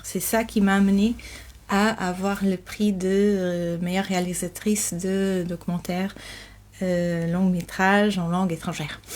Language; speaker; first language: French; non-native, fluent; Portuguese